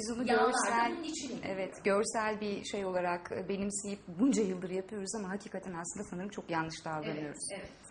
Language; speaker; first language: Turkish; native; Turkish